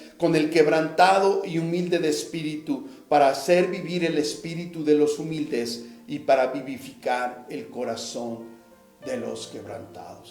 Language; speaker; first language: Spanish; native; Spanish